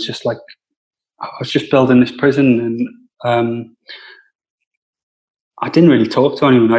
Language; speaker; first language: English; native; English